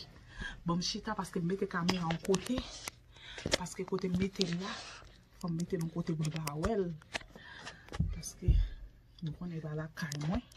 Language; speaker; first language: French; non-native, learner; Haitian Creole